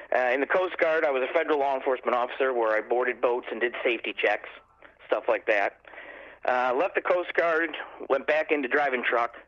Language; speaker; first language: English; native; English